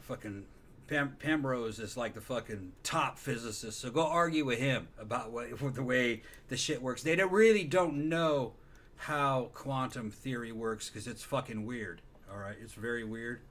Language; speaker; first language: English; native; English